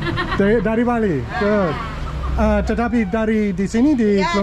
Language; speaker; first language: Indonesian; non-native, learner; English